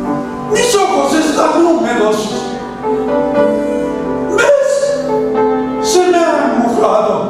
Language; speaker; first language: Spanish; native; Spanish